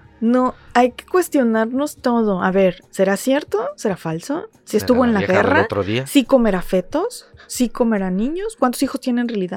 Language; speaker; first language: Spanish; native; Spanish